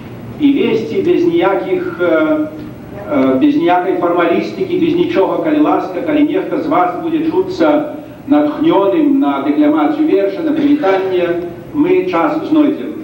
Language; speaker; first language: Belarusian; native; Belarusian